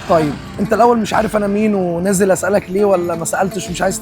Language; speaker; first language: Arabic; native; Arabic